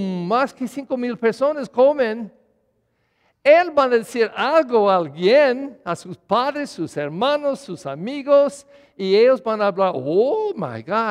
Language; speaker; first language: Spanish; non-native, learner; English